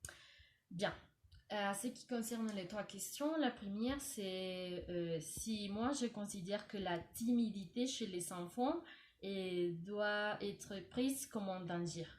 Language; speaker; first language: French; non-native, learner; Spanish